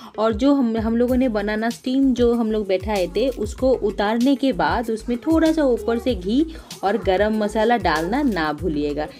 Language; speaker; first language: Hindi; non-native, local second language; Bangla